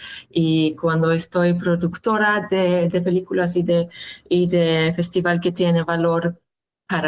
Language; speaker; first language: Spanish; non-native, learner; Hebrew